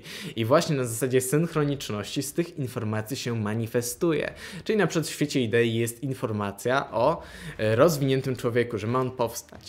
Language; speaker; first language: Polish; native; Polish